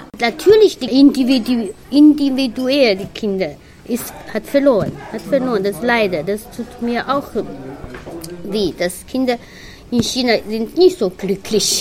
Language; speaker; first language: German; non-native, learner; Chinese